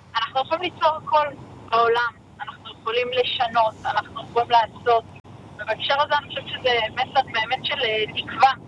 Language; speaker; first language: Hebrew; native; Hebrew